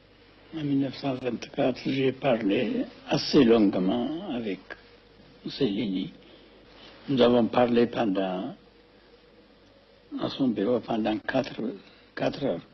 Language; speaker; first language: French; non-native, fluent; Amharic